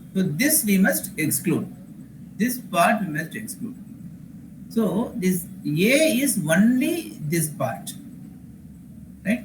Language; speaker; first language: English; non-native, local second language; Tamil